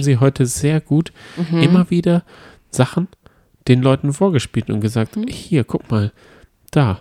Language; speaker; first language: German; native; German